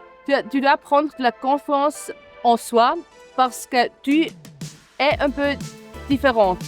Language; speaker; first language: French; non-native, local second language; German